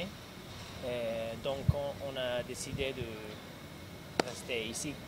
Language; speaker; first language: French; non-native, learner; Spanish